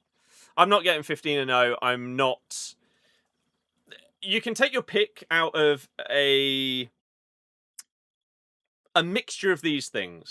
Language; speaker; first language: English; native; English